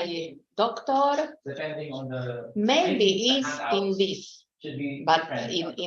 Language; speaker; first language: English; non-native, learner; Slovak